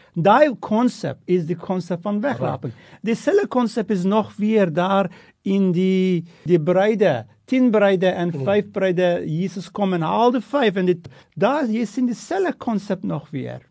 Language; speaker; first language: Afrikaans; non-native, fluent; Turkish